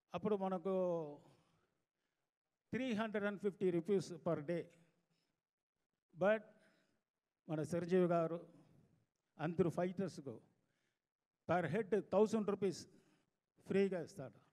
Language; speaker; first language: Telugu; non-native, fluent; Tamil